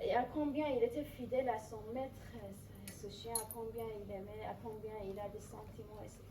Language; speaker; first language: French; non-native, fluent; Persian